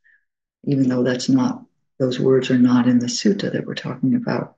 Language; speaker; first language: English; native; English